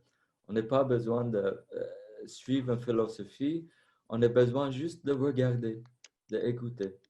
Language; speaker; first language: French; non-native, fluent; Vietnamese